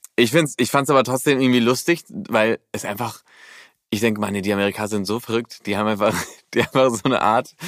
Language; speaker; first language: German; early bilingual, heritage; German